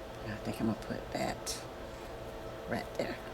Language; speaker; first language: English; native; English